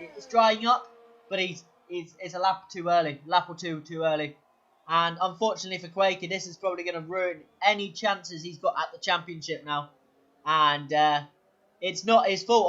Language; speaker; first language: English; native; English